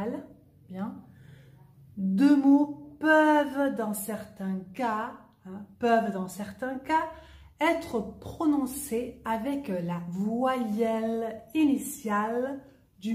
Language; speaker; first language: French; native; French